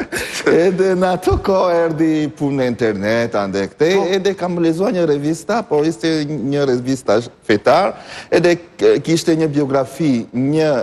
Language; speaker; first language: Albanian; non-native, learner; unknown